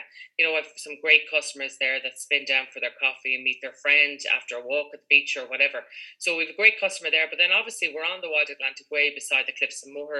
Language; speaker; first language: English; native; English